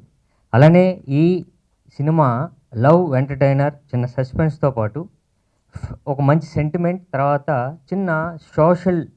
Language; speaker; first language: Telugu; native; Telugu